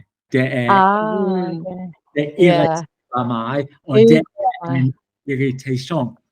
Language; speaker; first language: Danish; non-native, learner; English